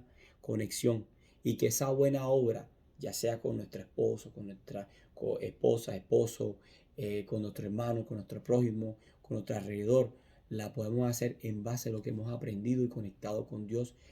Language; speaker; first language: Spanish; native; Spanish